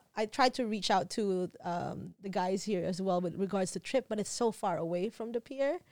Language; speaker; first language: English; non-native, local second language; Filipino